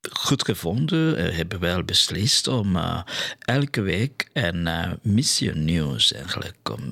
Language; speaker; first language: Dutch; non-native, fluent; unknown